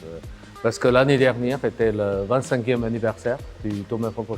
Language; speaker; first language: French; non-native, fluent; Chinese